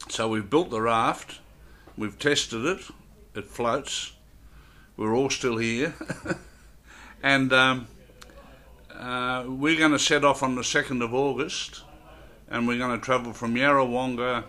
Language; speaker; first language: English; native; English